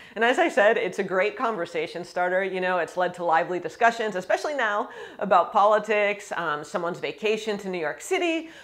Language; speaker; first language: English; native; English